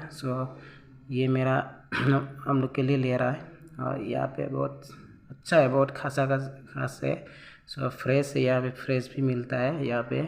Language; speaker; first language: Hindi; non-native, local second language; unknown